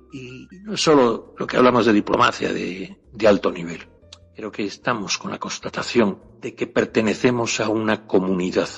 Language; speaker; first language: Spanish; native; Spanish